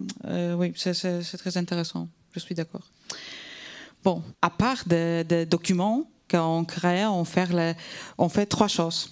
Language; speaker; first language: French; non-native, fluent; Polish